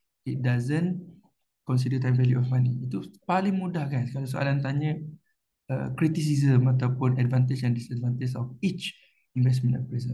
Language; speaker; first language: English; non-native, local second language; Malay